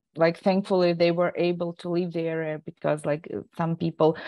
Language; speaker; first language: English; non-native, fluent; Ukrainian